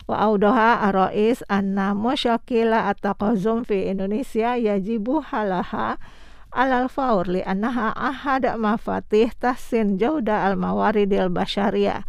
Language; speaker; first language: Arabic; non-native, fluent; Indonesian